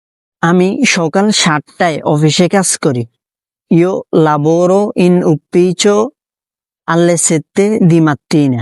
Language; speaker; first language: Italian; non-native, fluent; Bangla